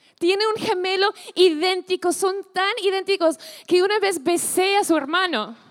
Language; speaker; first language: Spanish; non-native, fluent; English